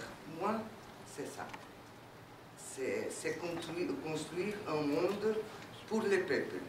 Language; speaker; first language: French; non-native, fluent; Portuguese